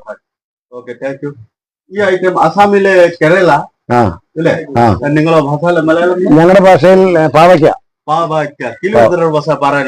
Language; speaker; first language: Malayalam; non-native, learner; Assamese